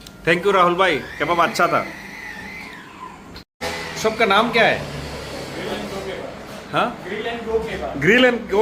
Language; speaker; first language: Hindi; non-native, learner; Bangla